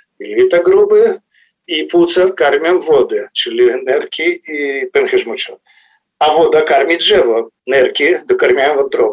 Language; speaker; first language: Polish; non-native, fluent; Ukrainian